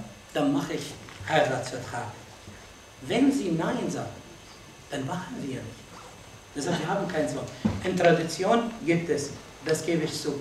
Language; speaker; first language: German; non-native, fluent; Arabic